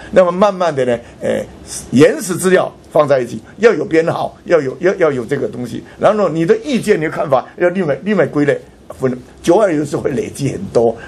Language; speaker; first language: Chinese; non-native, local second language; Hakka Chinese